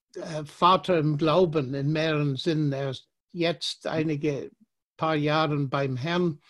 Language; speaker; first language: German; non-native, fluent; English